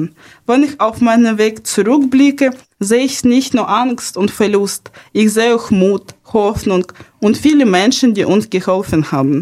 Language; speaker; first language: German; non-native, fluent; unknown